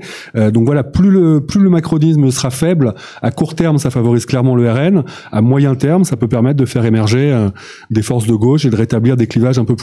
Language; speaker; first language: French; native; French